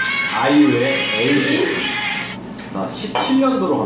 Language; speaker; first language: Korean; native; Korean